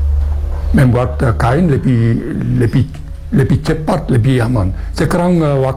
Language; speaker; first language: Indonesian; non-native, fluent; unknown